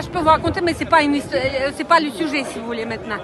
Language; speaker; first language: French; non-native, fluent; Russian